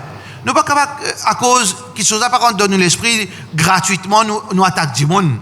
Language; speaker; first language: French; non-native, learner; Morisyen